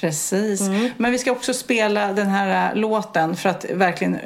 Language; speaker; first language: Swedish; native; Swedish